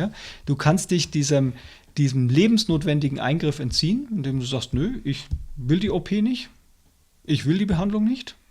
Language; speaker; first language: German; native; German